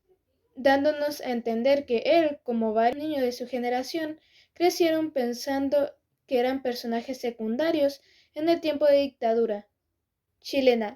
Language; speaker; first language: Spanish; native; Spanish